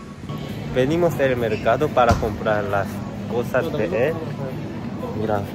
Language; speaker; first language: Spanish; non-native, learner; Korean